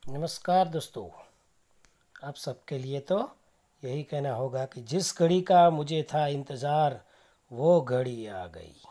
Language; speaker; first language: Hindi; non-native, local second language; Gujarati